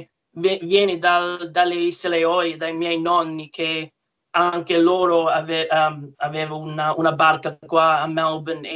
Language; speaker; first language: Italian; early bilingual, heritage; English